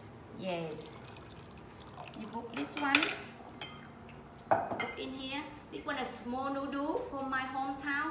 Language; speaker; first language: English; non-native, learner; Vietnamese